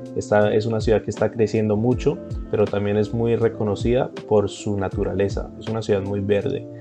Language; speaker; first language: Spanish; early bilingual, heritage; Spanish